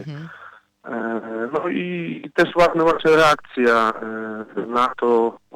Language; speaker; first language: Polish; non-native, fluent; Ukrainian